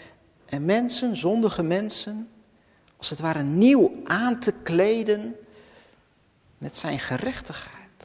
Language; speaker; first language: Dutch; native; Dutch